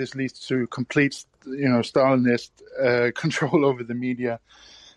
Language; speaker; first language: English; non-native, fluent; Danish